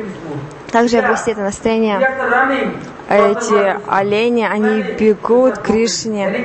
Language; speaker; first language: Russian; non-native, learner; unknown